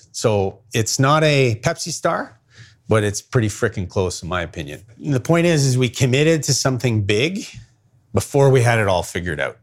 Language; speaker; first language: English; native; English